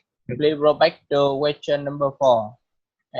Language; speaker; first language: English; non-native, learner; Vietnamese